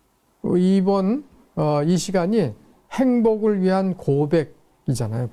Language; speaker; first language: Korean; native; Korean